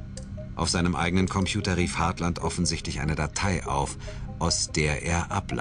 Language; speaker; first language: German; native; German